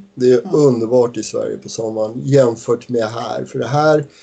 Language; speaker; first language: Swedish; native; Swedish